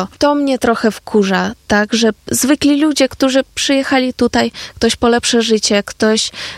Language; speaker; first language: Polish; non-native, fluent; Ukrainian